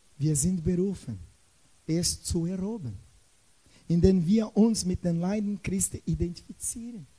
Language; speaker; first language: German; non-native, fluent; Portuguese